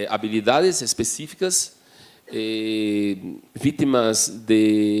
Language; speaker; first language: Spanish; non-native, fluent; Portuguese